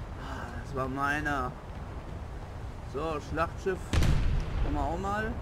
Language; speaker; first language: German; native; German